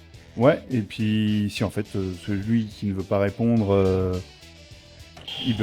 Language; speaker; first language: French; native; French